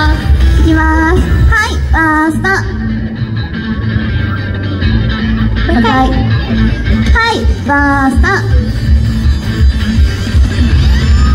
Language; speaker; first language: Japanese; native; Japanese